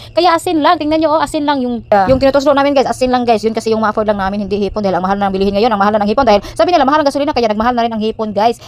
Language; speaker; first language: Filipino; non-native, local second language; Cebuano